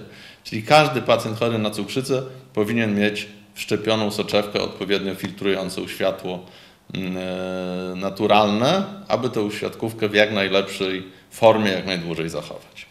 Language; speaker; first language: Polish; native; Polish